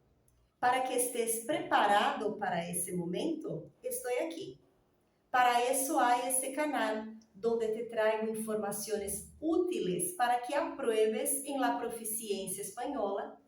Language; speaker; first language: Spanish; non-native, fluent; Portuguese